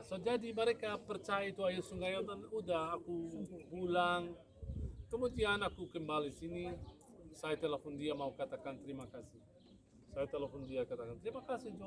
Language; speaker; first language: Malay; non-native, fluent; Arabic